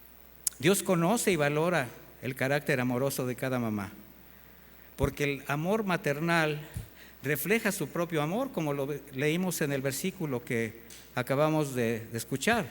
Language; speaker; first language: Spanish; native; Spanish